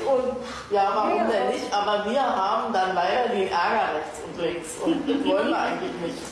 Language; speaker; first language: German; native; German